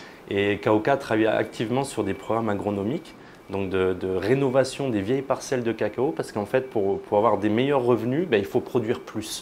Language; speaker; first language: French; native; French